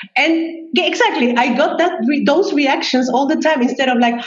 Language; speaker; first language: English; non-native, fluent; Spanish